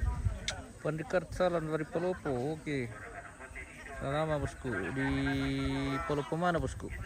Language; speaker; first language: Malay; non-native, local second language; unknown